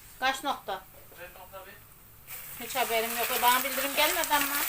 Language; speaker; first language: Turkish; native; Turkish